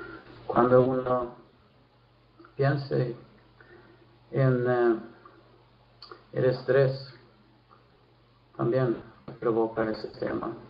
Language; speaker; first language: Spanish; non-native, fluent; Swedish